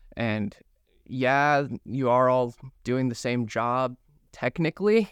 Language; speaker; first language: English; native; English